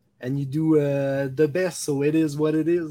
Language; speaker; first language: English; non-native, local second language; French